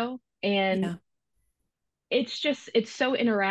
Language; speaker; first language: English; native; English